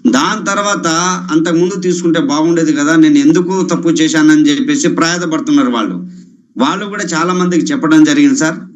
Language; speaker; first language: Telugu; non-native, local second language; Lambadi